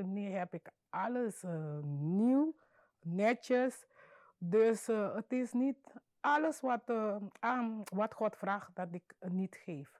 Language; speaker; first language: Dutch; non-native, local second language; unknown